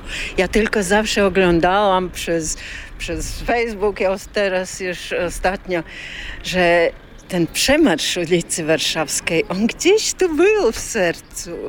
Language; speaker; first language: Polish; early bilingual, heritage; Polish